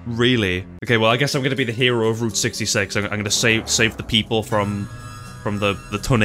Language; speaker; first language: English; native; English